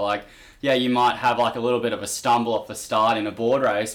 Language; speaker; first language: English; native; English